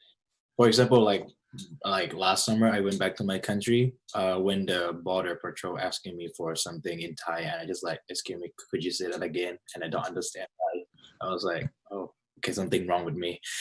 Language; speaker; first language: English; non-native, fluent; Thai